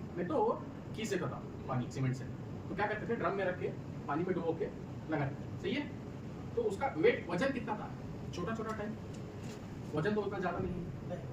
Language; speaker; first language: Hindi; non-native, local second language; Kannada